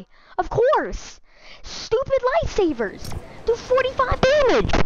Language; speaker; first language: English; native; English